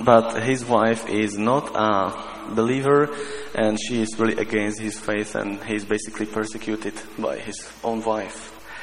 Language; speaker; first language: English; non-native, fluent; Czech